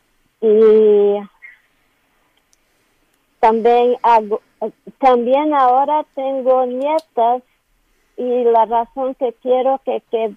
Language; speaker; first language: Spanish; non-native, learner; Portuguese